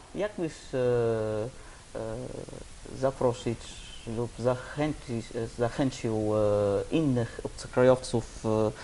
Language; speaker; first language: Polish; non-native, learner; Arabic